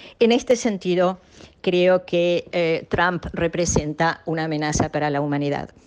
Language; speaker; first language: Spanish; native; Spanish